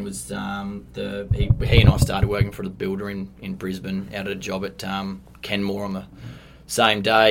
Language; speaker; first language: English; native; English